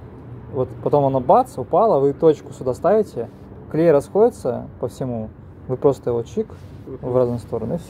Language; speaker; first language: Russian; native; Russian